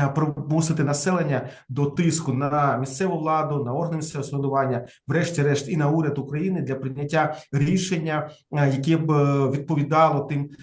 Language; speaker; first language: Ukrainian; native; Ukrainian